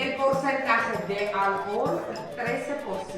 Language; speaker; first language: Spanish; non-native, fluent; Armenian